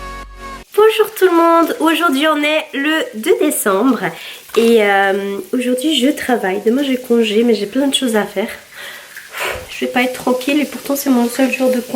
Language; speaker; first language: French; native; French